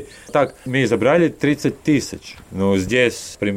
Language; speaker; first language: Russian; non-native, learner; Latvian